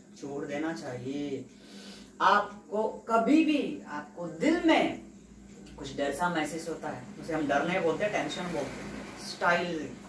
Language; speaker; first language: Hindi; non-native, local second language; Telugu